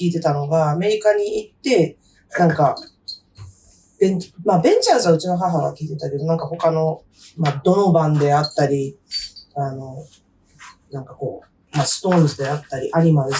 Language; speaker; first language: Japanese; native; Japanese